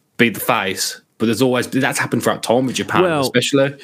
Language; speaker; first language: English; native; English